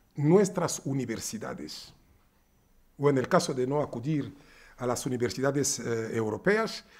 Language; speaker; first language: Spanish; non-native, fluent; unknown